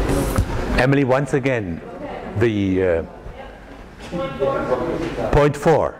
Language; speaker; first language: English; non-native, fluent; German